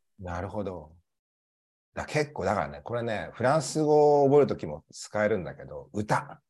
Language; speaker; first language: Japanese; native; Japanese